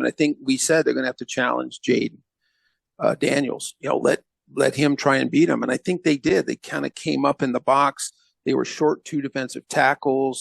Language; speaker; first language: English; native; English